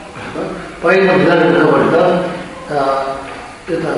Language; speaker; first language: Russian; non-native, learner; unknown